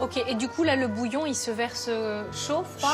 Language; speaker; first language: French; native; French